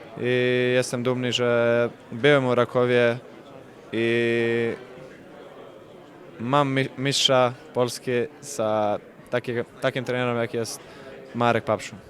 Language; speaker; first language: Polish; non-native, fluent; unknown